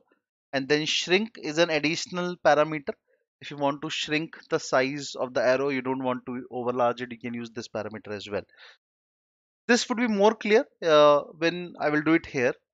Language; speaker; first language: English; non-native, local second language; Hindi